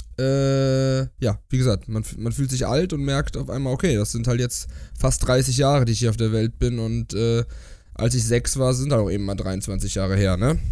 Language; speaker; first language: German; native; German